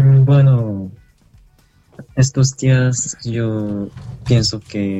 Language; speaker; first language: Spanish; non-native, learner; Korean